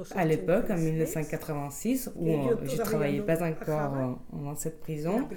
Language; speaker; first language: French; non-native, fluent; Spanish